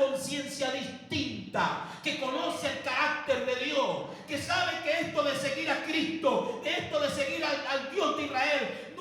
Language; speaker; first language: Spanish; native; Spanish